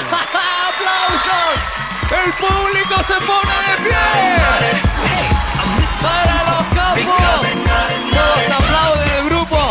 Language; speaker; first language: Spanish; native; Spanish